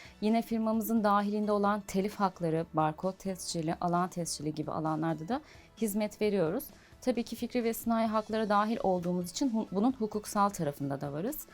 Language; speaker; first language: Turkish; native; Turkish